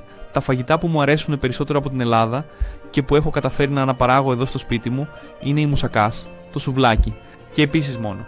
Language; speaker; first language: Greek; non-native, learner; Portuguese